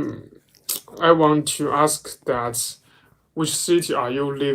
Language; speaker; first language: English; non-native, learner; Chinese